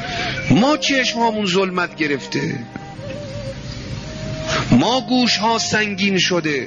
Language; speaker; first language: Persian; native; Persian